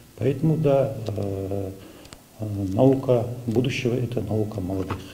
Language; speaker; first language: Russian; non-native, local second language; Kazakh